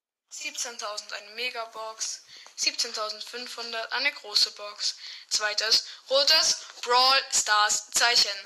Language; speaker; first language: German; native; German